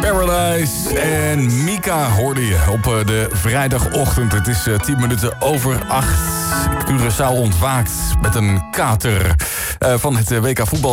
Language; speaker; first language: Dutch; non-native, local second language; Papiamento